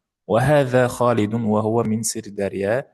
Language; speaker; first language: Arabic; non-native, fluent; Uzbek